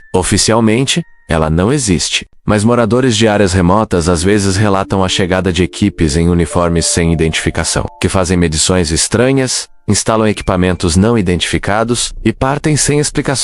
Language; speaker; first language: Portuguese; native; Portuguese